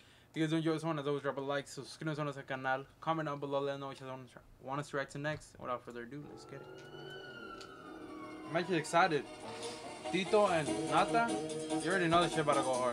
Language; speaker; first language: English; early bilingual, other home language; Spanish